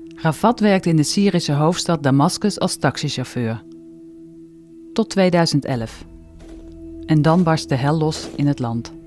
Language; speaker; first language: Dutch; native; Dutch